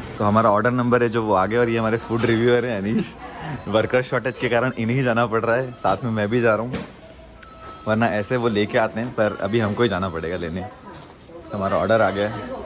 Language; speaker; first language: Hindi; native; Hindi